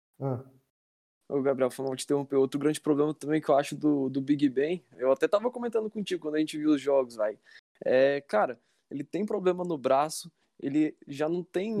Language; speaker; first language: Portuguese; native; Portuguese